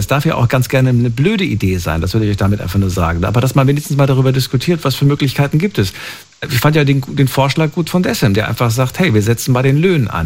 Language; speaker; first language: German; native; German